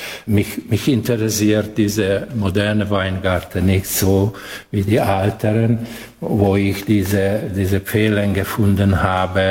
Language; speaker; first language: German; non-native, local second language; Hungarian